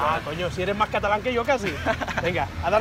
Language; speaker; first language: Spanish; native; Spanish